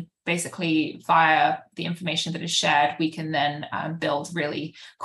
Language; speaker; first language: English; native; English